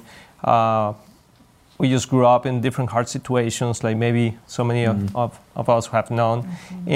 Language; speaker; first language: English; non-native, fluent; Spanish